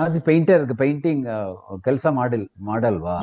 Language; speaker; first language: Kannada; non-native, learner; Tamil